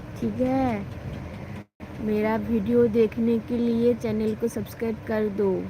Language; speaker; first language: Hindi; non-native, local second language; Bangla